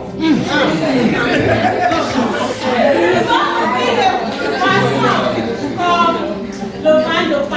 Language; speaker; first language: French; non-native, learner; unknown